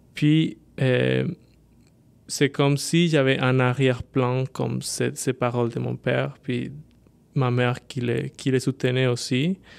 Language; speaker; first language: French; non-native, fluent; Spanish